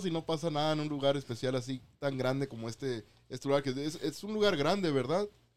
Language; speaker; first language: Spanish; native; Spanish